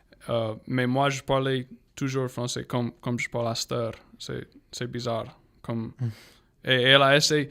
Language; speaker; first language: French; non-native, local second language; English